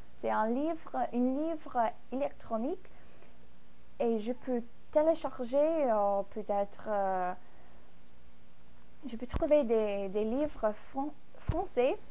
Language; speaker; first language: French; non-native, fluent; English